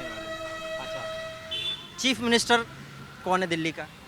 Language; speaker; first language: Hindi; native; Hindi